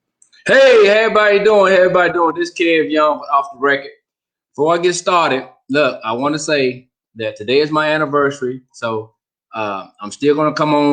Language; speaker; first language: English; native; English